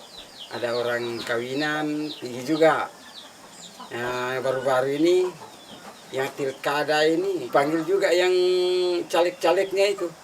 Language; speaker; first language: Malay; non-native, local second language; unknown